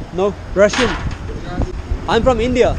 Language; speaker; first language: English; non-native, local second language; Hindi